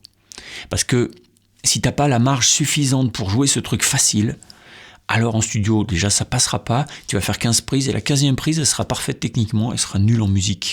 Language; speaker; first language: French; native; French